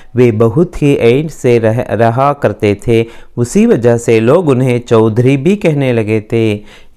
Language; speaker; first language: Hindi; non-native, local second language; Kannada